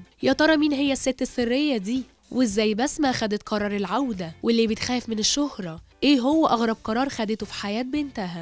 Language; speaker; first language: Arabic; native; Arabic